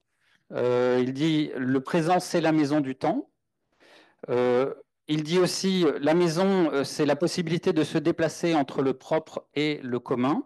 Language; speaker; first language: French; native; French